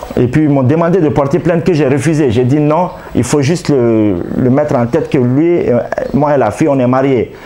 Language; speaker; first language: French; non-native, local second language; Arabic